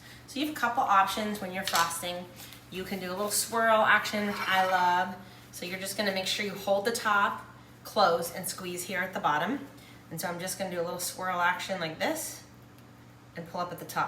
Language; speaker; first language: English; native; English